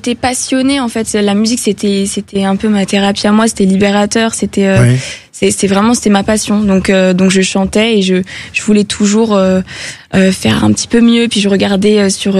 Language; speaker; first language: French; native; French